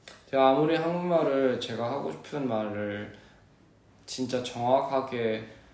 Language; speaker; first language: Korean; early bilingual, heritage; Korean